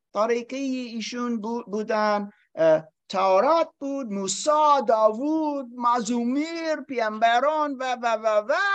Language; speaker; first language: Persian; non-native, learner; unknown